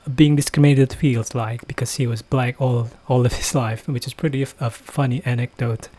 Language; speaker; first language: English; non-native, fluent; Indonesian